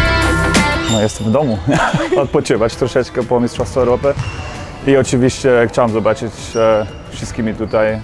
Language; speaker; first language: Polish; early bilingual, heritage; German